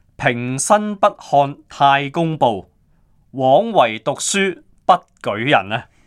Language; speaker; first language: Cantonese; native; Cantonese